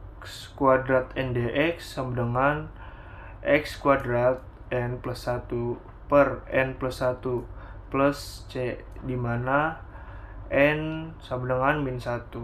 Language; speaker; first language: Indonesian; native; Indonesian